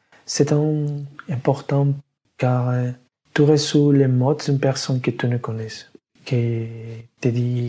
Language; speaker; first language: French; non-native, learner; Spanish